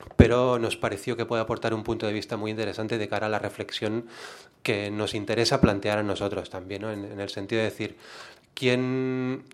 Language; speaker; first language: Spanish; non-native, local second language; Catalan